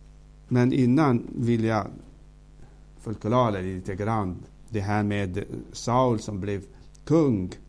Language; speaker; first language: Swedish; non-native, fluent; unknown